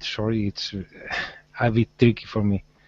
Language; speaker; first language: English; non-native, learner; Spanish